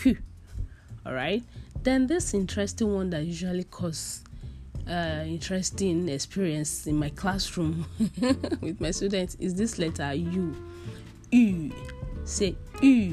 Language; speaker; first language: English; non-native, local second language; Yoruba